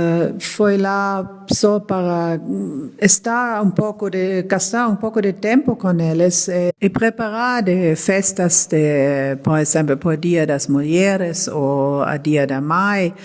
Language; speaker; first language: Portuguese; non-native, learner; German